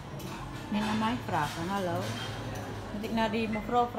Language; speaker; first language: Dutch; non-native, learner; Indonesian